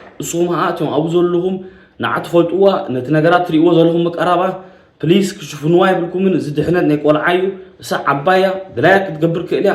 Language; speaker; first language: Tigrinya; early bilingual, heritage; Tigrinya